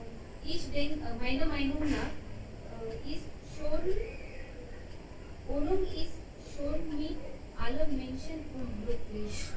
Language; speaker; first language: German; non-native, learner; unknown